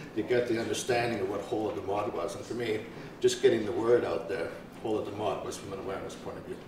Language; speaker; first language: English; early bilingual, other home language; Ukrainian